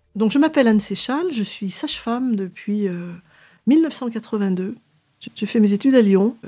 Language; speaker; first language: French; native; French